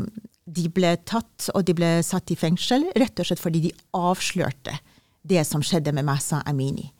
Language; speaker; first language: Norwegian; non-native, fluent; Persian